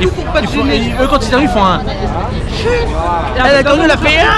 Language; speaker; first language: French; native; French